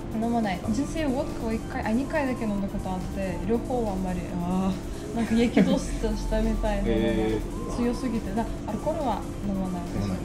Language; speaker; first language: Japanese; non-native, fluent; Russian